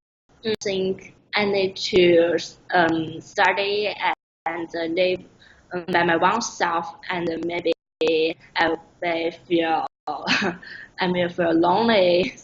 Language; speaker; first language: English; non-native, learner; Chinese